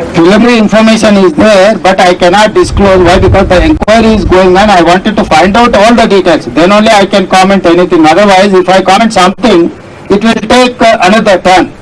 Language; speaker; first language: English; non-native, local second language; Telugu